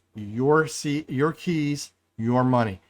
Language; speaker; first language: English; native; English